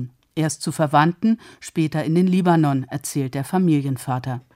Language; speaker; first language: German; native; German